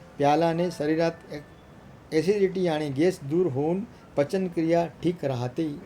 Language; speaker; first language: Marathi; non-native, local second language; Gujarati